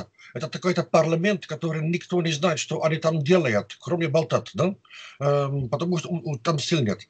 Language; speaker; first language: Russian; non-native, fluent; Dutch